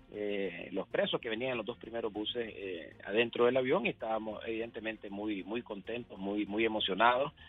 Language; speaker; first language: Spanish; native; Spanish